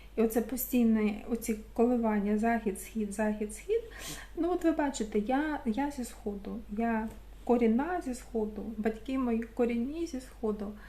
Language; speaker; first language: Ukrainian; non-native, local second language; Russian